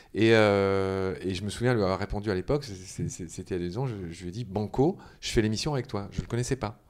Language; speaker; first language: French; native; French